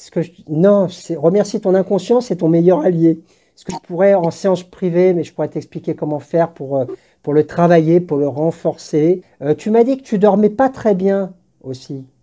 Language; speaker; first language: French; native; French